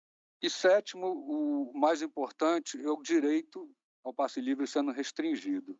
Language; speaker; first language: Portuguese; native; Portuguese